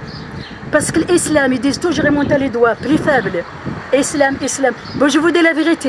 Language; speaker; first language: French; non-native, fluent; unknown